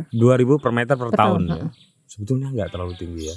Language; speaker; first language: Indonesian; native; Indonesian